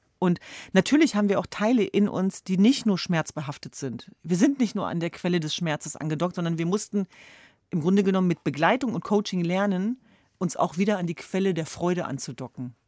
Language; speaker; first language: German; early bilingual, other home language; Kurdish